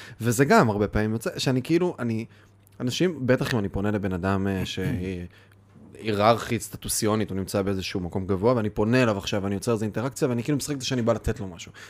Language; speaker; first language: Hebrew; native; Hebrew